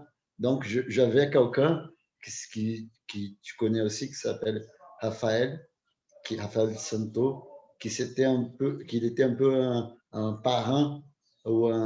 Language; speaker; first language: French; non-native, fluent; Portuguese